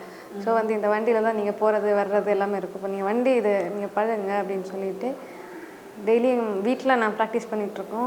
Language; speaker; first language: Tamil; native; Tamil